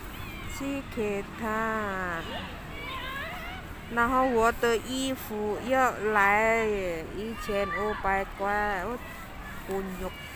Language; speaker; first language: Chinese; non-native, learner; Javanese